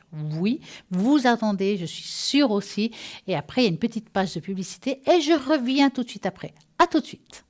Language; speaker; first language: French; native; French